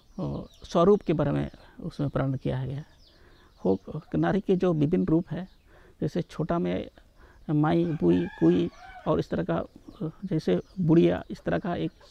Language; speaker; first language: Hindi; non-native, local second language; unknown